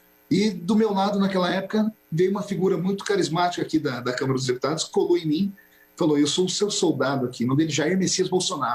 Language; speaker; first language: Portuguese; native; Portuguese